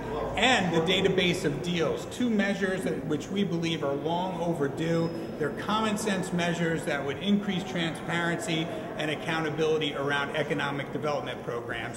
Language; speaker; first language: English; native; English